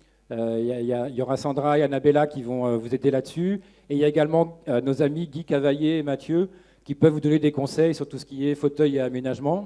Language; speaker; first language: French; native; French